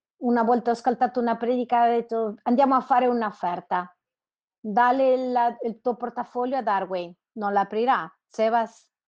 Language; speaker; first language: Italian; non-native, fluent; Spanish